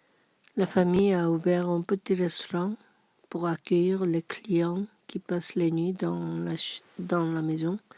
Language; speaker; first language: French; non-native, learner; Korean